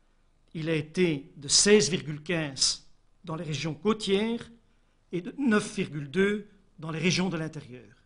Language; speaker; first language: French; native; French